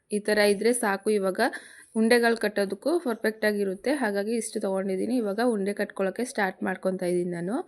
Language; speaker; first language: Kannada; non-native, local second language; Lambadi